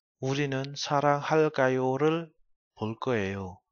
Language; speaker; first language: Korean; non-native, learner; Vietnamese